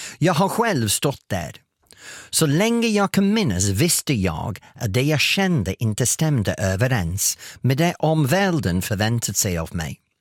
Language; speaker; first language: Swedish; non-native, fluent; English